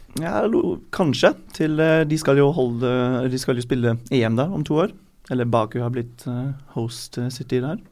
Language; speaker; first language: Norwegian; non-native, fluent; German